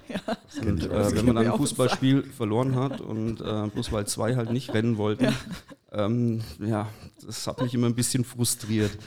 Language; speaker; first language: German; native; German